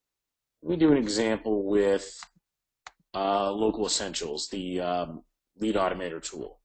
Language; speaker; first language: English; native; English